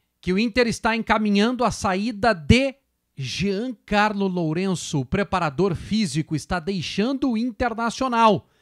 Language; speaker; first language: Portuguese; native; Portuguese